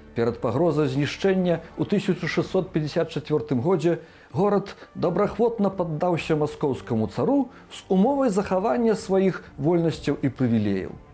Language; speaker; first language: Belarusian; native; Belarusian